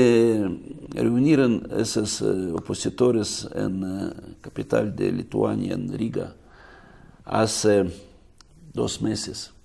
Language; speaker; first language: Spanish; non-native, fluent; Russian